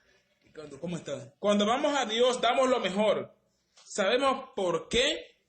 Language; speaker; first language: Spanish; native; Spanish